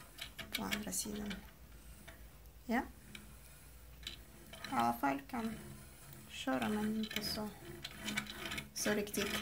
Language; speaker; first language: Swedish; non-native, learner; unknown